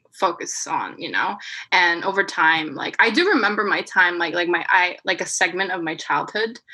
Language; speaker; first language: English; non-native, fluent; Korean